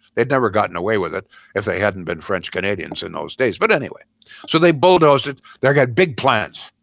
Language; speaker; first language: English; native; English